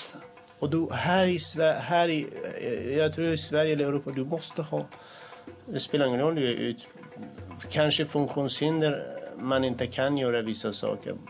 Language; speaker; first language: Swedish; non-native, fluent; Kurdish